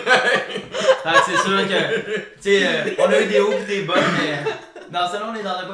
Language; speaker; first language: French; native; French